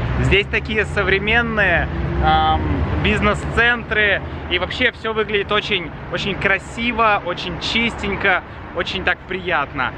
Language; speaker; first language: Russian; native; Russian